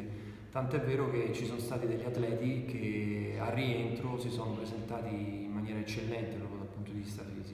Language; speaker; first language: Italian; native; Italian